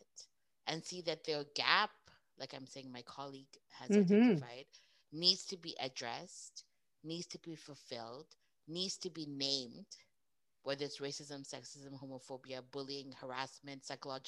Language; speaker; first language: English; native; English